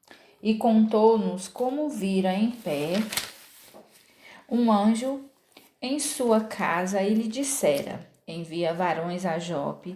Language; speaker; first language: Portuguese; native; Portuguese